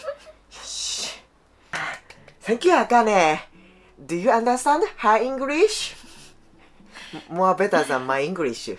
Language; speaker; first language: English; non-native, learner; Japanese